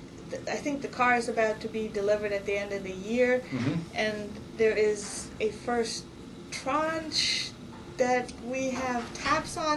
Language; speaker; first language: English; non-native, fluent; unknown